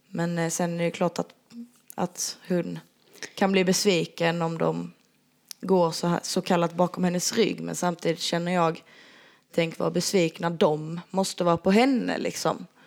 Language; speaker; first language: Swedish; native; Swedish